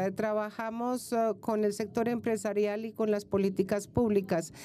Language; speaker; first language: Spanish; non-native, fluent; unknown